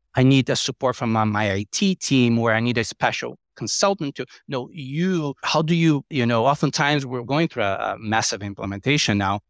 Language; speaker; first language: English; non-native, fluent; Portuguese